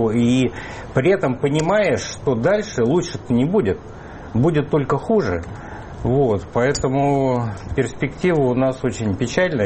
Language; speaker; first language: Russian; native; Russian